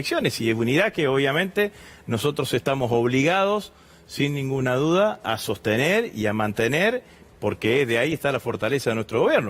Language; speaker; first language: Spanish; native; Spanish